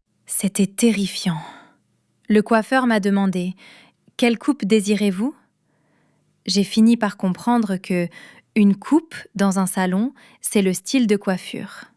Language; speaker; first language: French; non-native, fluent; English